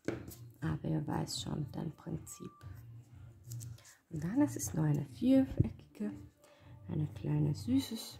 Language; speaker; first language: German; non-native, learner; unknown